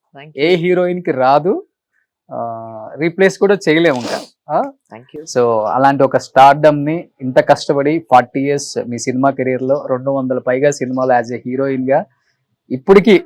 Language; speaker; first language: Telugu; native; Telugu